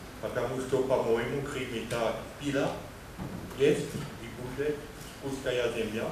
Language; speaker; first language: Russian; non-native, fluent; French